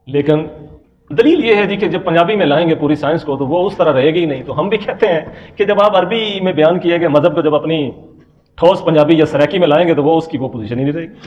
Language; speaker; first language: Urdu; non-native, local second language; Punjabi